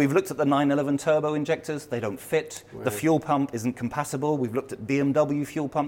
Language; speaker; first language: English; native; English